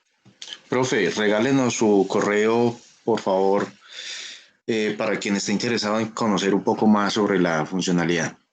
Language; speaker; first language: Spanish; native; Spanish